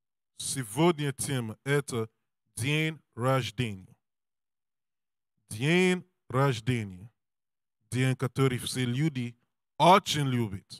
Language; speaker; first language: Russian; non-native, learner; English